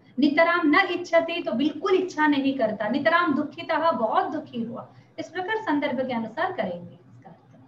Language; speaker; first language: Hindi; native; Hindi